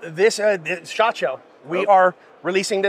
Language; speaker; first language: English; native; English